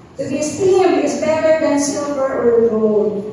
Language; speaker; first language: English; non-native, local second language; Filipino